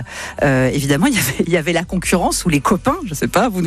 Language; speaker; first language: French; native; French